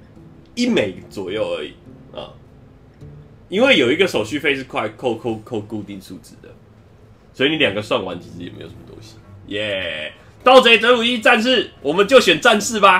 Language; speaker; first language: Chinese; native; Chinese